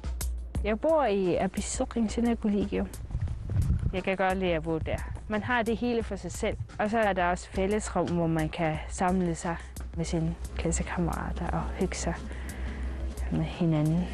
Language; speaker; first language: Danish; non-native, local second language; Kalaallisut